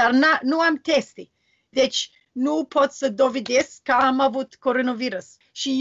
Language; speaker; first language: Romanian; non-native, learner; English